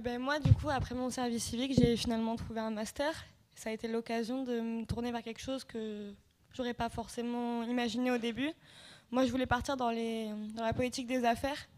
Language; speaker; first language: French; native; French